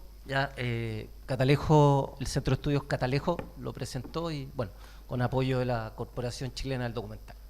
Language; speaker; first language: Spanish; native; Spanish